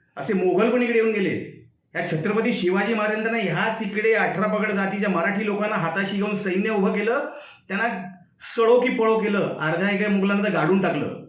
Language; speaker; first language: Marathi; native; Marathi